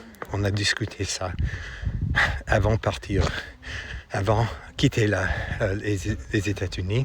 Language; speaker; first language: French; non-native, fluent; English